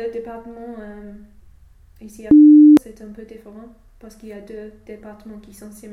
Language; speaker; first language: French; non-native, fluent; English